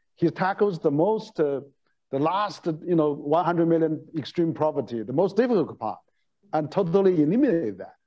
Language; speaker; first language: English; non-native, fluent; Chinese